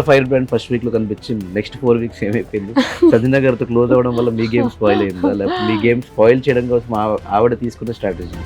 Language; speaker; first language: Telugu; native; Telugu